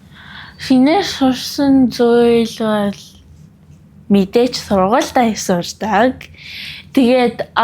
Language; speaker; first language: Mongolian; early bilingual, heritage; Mongolian